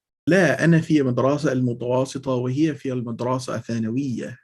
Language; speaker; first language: Arabic; non-native, fluent; English